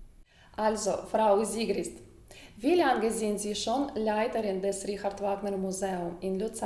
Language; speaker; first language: German; non-native, fluent; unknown